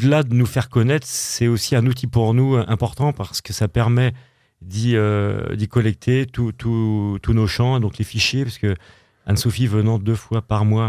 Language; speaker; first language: French; native; French